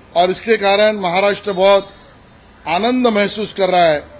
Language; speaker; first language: Hindi; non-native, local second language; Marathi